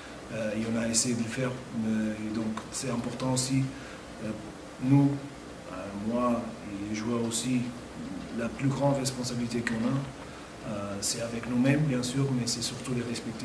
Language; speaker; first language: French; non-native, fluent; Portuguese